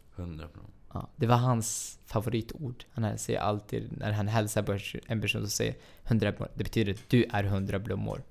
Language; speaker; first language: Swedish; non-native, fluent; Arabic